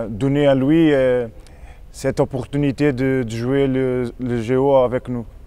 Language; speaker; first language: French; non-native, learner; Portuguese